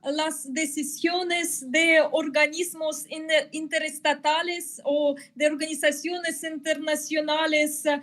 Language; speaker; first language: Spanish; non-native, fluent; Russian